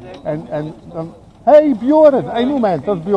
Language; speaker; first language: Dutch; native; Dutch